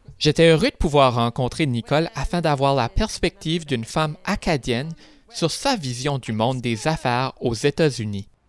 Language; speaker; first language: French; native; French